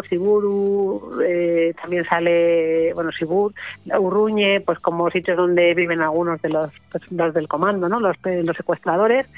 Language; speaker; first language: Spanish; native; Spanish